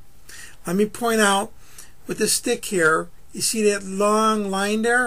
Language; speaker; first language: English; native; English